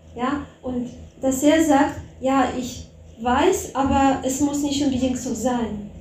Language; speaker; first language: German; non-native, fluent; Russian